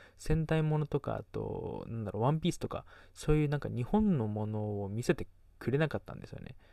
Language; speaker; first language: Japanese; native; Japanese